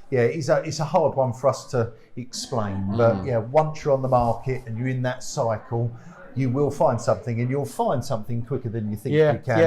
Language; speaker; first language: English; native; English